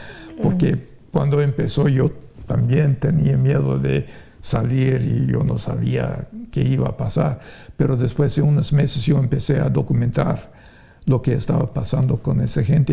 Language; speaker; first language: Spanish; non-native, fluent; English